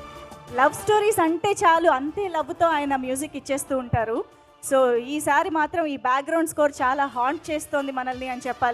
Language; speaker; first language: Telugu; native; Telugu